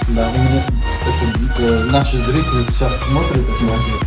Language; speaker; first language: Russian; non-native, learner; Tajik